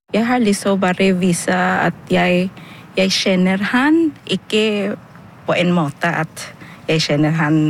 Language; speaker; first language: Norwegian; non-native, fluent; Filipino